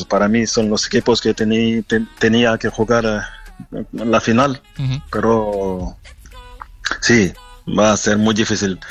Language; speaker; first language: Spanish; non-native, fluent; French